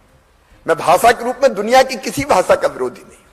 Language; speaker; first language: Hindi; native; Hindi